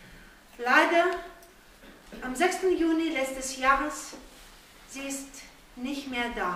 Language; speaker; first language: German; non-native, fluent; Russian